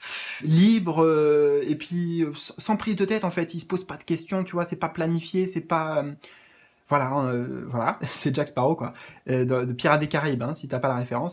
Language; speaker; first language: French; native; French